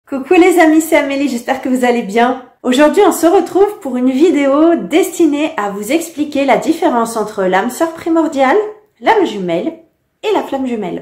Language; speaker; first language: French; native; French